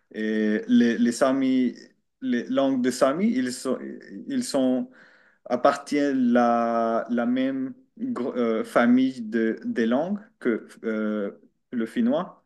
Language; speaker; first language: French; non-native, learner; Finnish